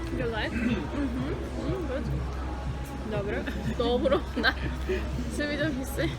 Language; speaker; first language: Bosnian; non-native, learner; Korean